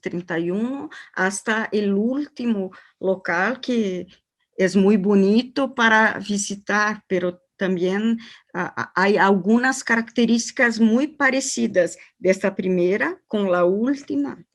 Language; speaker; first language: Spanish; non-native, learner; Portuguese